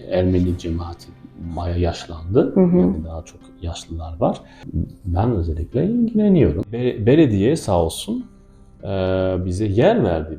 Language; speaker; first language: Turkish; non-native, fluent; French